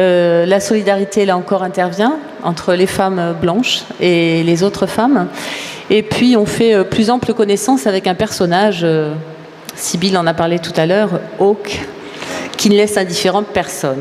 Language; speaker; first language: French; native; French